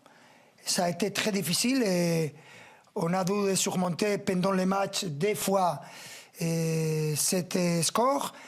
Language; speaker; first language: French; non-native, fluent; Spanish